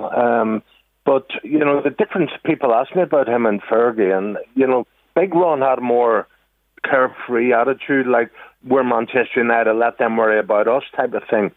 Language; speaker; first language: English; native; English